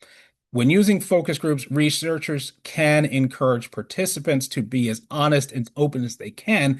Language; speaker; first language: English; native; English